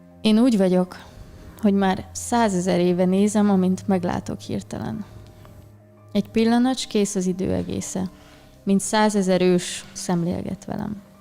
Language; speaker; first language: Hungarian; native; Hungarian